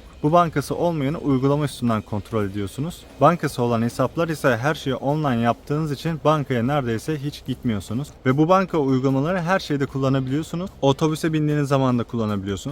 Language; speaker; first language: Turkish; native; Turkish